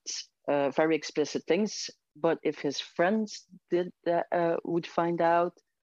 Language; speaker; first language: English; non-native, fluent; Dutch